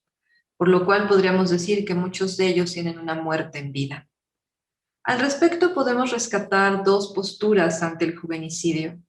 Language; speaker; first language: Spanish; native; Spanish